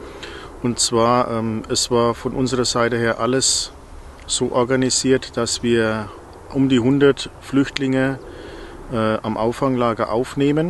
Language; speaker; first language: German; native; German